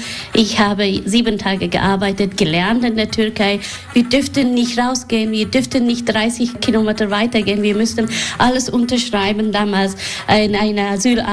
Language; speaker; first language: German; non-native, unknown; Persian